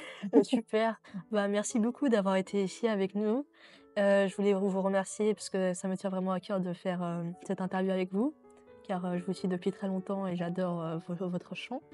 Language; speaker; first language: French; native; French